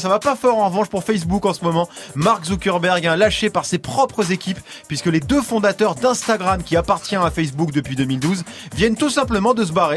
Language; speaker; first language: French; native; French